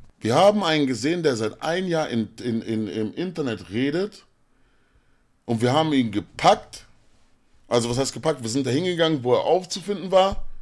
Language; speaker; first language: German; native; German